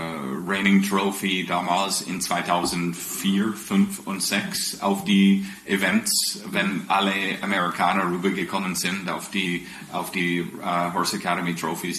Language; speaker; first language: German; non-native, fluent; English